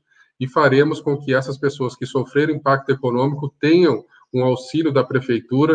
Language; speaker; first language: Portuguese; native; Portuguese